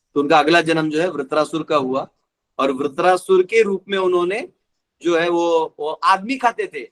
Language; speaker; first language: Hindi; non-native, local second language; Marathi